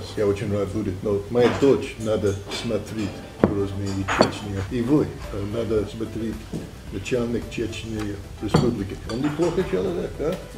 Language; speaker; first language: Russian; non-native, learner; English